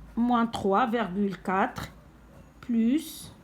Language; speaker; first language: French; non-native, local second language; Arabic